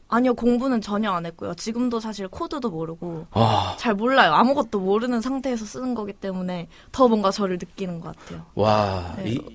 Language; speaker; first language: Korean; early bilingual, other home language; Chinese